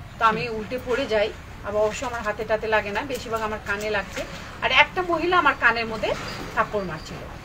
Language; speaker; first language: Bangla; non-native, local second language; Santali